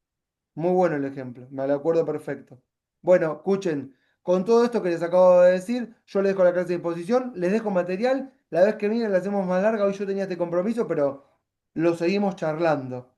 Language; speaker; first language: Spanish; native; Spanish